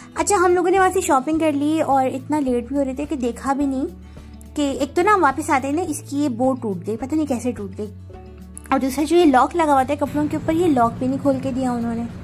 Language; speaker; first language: Urdu; native; Urdu